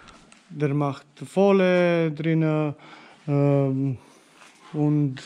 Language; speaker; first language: German; non-native, learner; Romanian